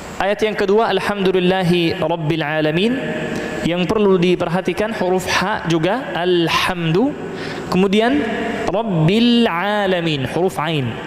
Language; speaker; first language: Malay; non-native, fluent; Arabic